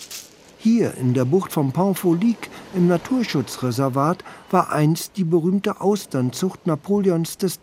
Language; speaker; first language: German; native; German